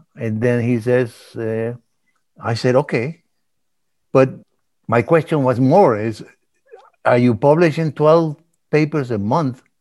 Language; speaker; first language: English; early bilingual, other home language; Spanish